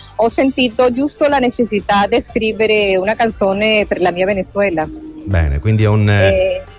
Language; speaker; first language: Italian; non-native, fluent; Spanish